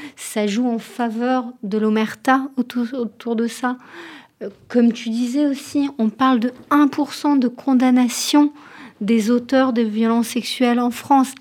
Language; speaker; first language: French; non-native, fluent; Hebrew